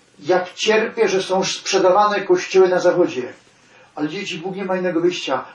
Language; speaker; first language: Polish; native; Polish